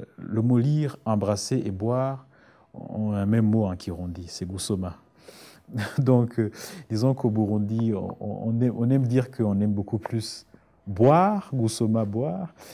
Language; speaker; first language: French; non-native, local second language; Rundi